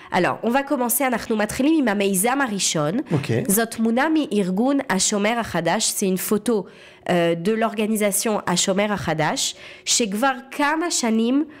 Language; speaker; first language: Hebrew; non-native, fluent; French